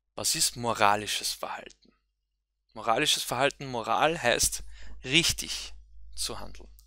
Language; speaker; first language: German; native; German